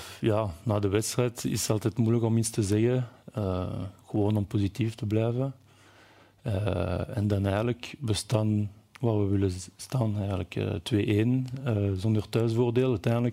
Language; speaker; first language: Dutch; non-native, local second language; French